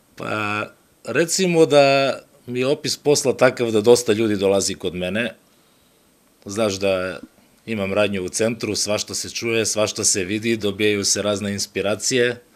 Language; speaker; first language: Serbian; native; Serbian